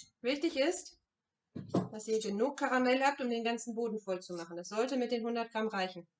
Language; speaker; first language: German; non-native, fluent; French